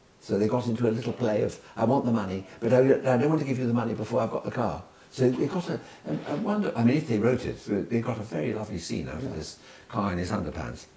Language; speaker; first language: English; native; English